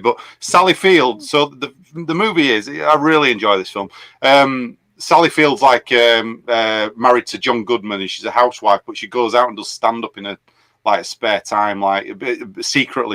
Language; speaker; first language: English; native; English